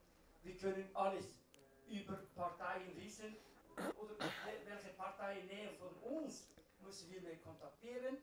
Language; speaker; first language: German; non-native, learner; Kurdish